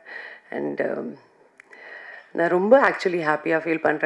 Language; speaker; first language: Tamil; non-native, fluent; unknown